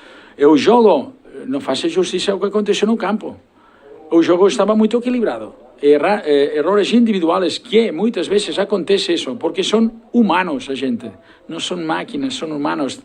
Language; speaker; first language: Portuguese; non-native, learner; Spanish